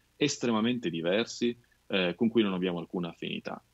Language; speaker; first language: Italian; native; Italian